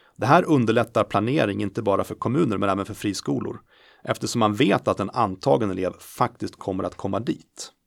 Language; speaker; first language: Swedish; native; Swedish